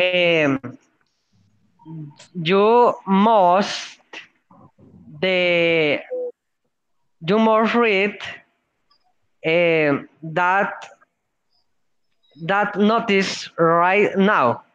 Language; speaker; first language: English; non-native, learner; Spanish